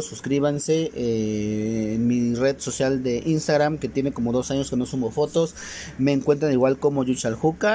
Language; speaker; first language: Spanish; native; Spanish